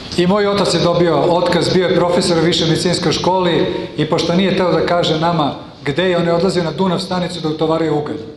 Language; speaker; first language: Serbian; early bilingual, heritage; Serbian